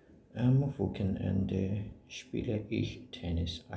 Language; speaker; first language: German; non-native, learner; Burmese